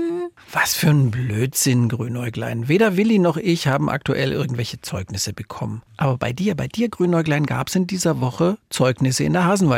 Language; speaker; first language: German; native; German